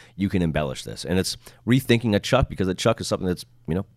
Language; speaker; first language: English; native; English